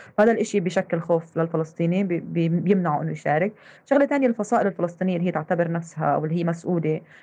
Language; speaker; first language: Arabic; native; Arabic